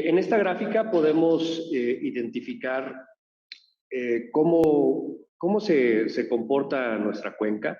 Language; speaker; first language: Spanish; native; Spanish